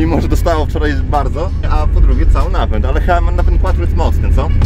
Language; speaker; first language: Polish; native; Polish